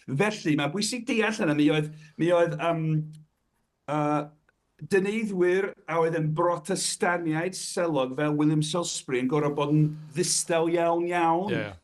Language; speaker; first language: Welsh; native; Welsh